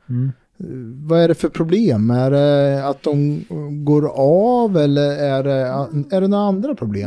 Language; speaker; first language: Swedish; native; Swedish